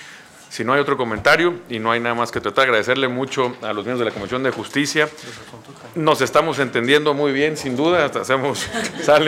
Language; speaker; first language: Spanish; native; Spanish